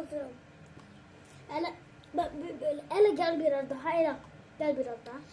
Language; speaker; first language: Turkish; early bilingual, other home language; Persian